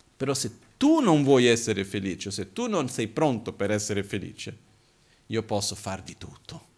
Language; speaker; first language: Italian; non-native, fluent; Portuguese